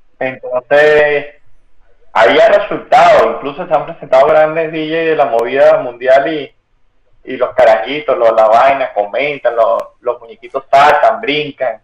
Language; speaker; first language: Spanish; native; Spanish